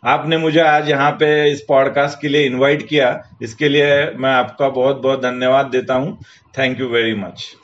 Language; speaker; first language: Hindi; non-native, local second language; Marathi